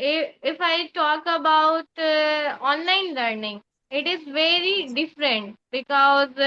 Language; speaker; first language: English; non-native, learner; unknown